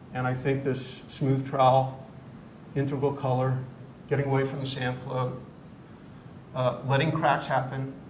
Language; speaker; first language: English; native; English